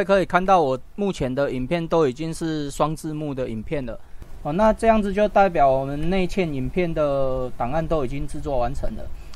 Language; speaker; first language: Chinese; native; Chinese